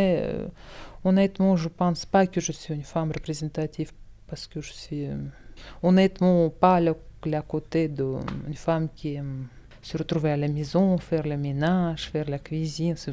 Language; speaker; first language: French; non-native, fluent; Russian